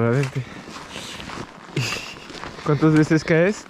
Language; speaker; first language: Spanish; non-native, learner; French